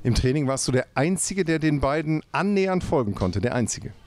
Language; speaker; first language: German; native; German